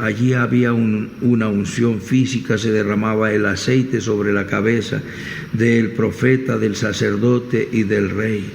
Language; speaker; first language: Spanish; native; Spanish